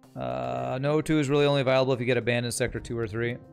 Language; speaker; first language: English; native; English